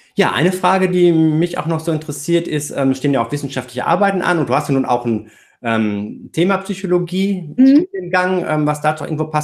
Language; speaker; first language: German; native; German